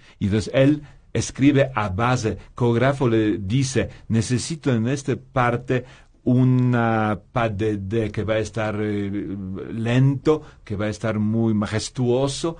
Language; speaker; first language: Spanish; non-native, fluent; Polish